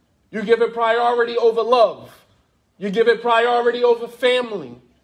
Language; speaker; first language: English; native; English